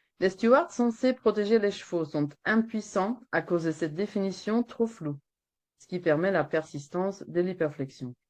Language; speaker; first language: French; non-native, local second language; Dutch